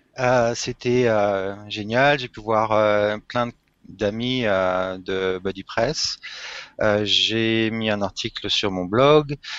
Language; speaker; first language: French; native; French